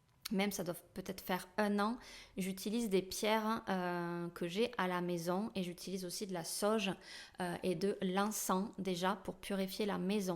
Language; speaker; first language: French; native; French